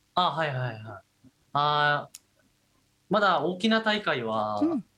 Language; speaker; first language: Japanese; non-native, fluent; Korean